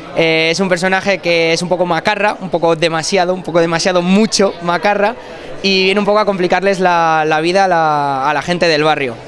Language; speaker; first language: Spanish; native; Spanish